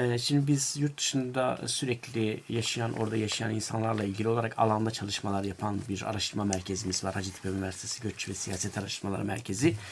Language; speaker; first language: Turkish; native; Turkish